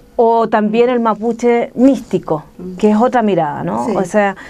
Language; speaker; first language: Spanish; native; Spanish